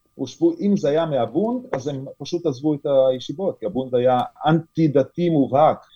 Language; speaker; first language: Hebrew; non-native, fluent; Yiddish